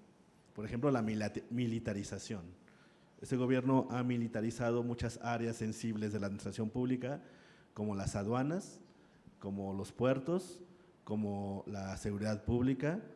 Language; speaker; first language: Spanish; native; Spanish